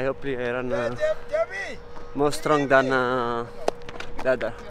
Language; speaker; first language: English; non-native, learner; Italian